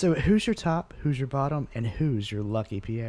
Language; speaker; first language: English; native; English